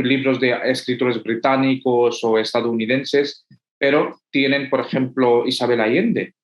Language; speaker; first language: Spanish; non-native, fluent; Hindi